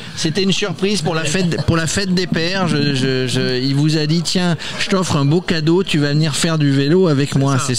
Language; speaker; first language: French; native; French